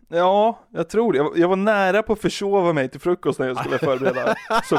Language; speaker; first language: Swedish; native; Swedish